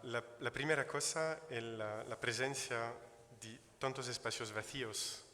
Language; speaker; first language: Spanish; non-native, fluent; Italian